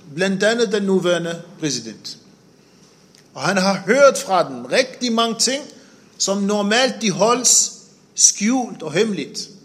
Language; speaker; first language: Danish; non-native, fluent; Arabic